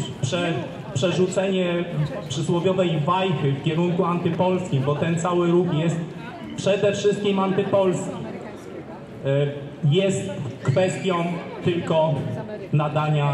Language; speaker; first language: Polish; native; Polish